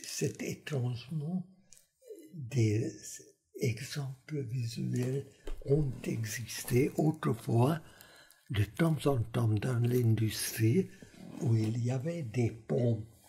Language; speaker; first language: French; non-native, fluent; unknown